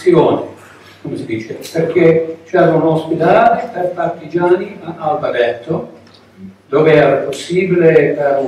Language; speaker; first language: Italian; non-native, learner; English